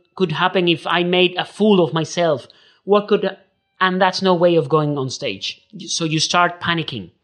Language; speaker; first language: English; non-native, fluent; Spanish